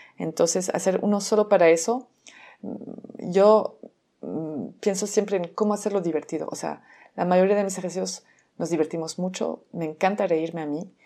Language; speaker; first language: Spanish; non-native, fluent; French